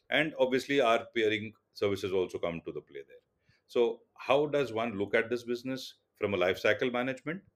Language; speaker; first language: English; non-native, local second language; Tulu